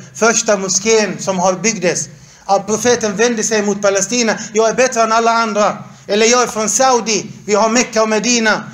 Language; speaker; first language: Swedish; non-native, fluent; Arabic